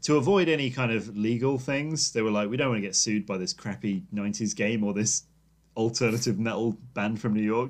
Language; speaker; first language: English; native; English